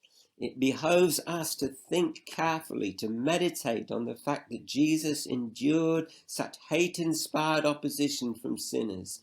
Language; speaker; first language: English; native; English